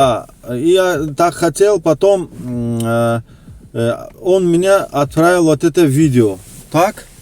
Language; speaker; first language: Russian; non-native, local second language; Tajik